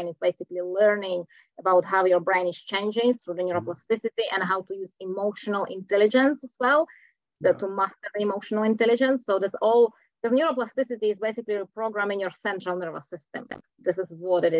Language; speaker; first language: English; non-native, fluent; Czech